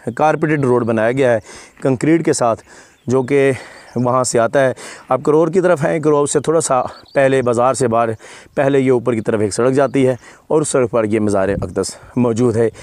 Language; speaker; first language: Urdu; non-native, local second language; Punjabi